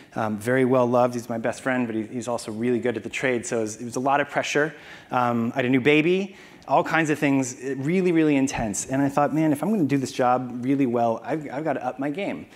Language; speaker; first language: English; native; English